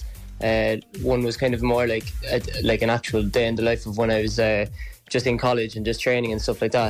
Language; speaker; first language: English; native; English